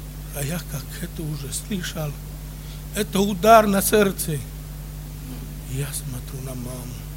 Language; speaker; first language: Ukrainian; non-native, local second language; Romany